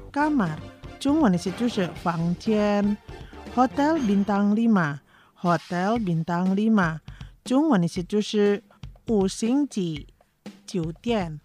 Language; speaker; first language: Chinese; non-native, learner; Indonesian